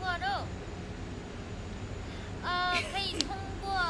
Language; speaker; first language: Korean; non-native, fluent; Chinese